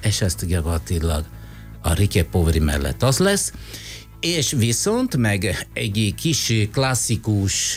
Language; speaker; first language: Hungarian; non-native, fluent; Italian